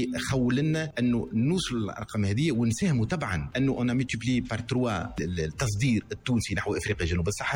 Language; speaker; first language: Arabic; native; Arabic